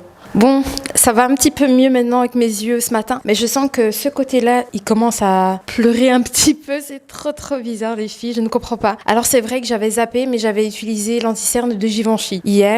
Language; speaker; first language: French; native; French